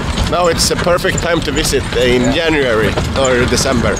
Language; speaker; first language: English; non-native, fluent; Swedish